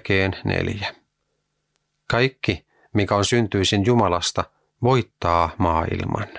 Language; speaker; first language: Finnish; native; Finnish